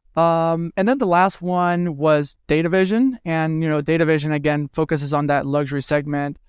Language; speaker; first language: English; early bilingual, other home language; Spanish